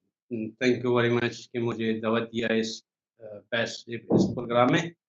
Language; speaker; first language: Hindi; non-native, fluent; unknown